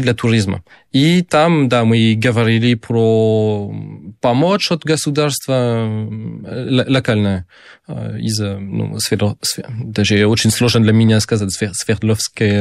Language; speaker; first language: Russian; non-native, fluent; French